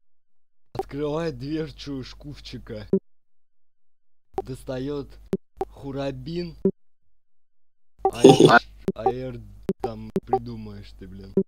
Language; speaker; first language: Russian; native; Russian